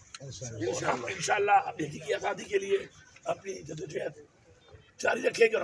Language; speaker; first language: Urdu; non-native, local second language; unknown